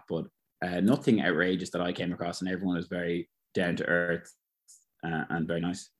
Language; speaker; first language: English; native; English